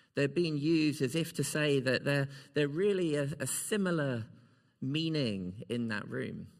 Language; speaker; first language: English; native; English